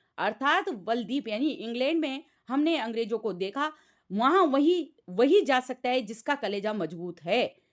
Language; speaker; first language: Hindi; native; Hindi